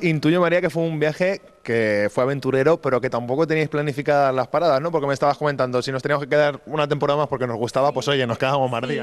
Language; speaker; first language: Spanish; native; Spanish